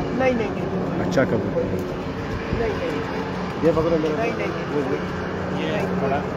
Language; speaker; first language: Hindi; non-native, local second language; Punjabi